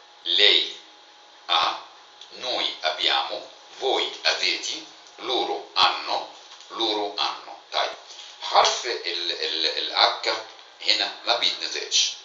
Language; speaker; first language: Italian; non-native, fluent; Arabic